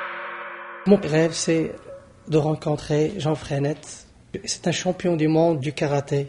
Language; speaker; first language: French; non-native, local second language; Arabic